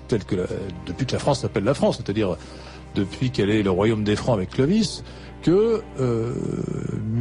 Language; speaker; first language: French; native; French